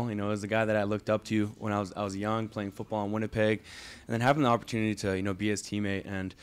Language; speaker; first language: English; native; English